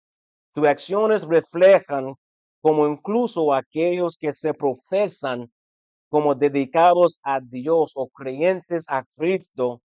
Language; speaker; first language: Spanish; non-native, fluent; English